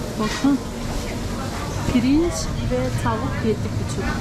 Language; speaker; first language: Turkish; non-native, learner; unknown